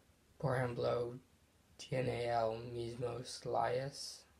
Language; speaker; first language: Spanish; non-native, learner; English